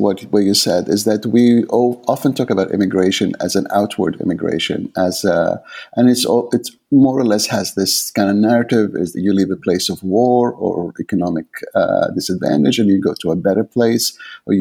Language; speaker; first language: English; non-native, fluent; Arabic